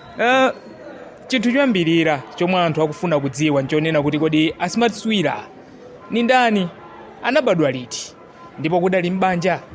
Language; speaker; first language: Nyanja; native; Nyanja